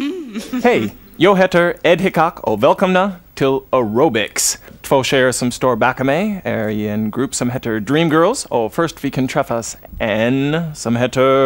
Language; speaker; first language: Swedish; non-native, learner; English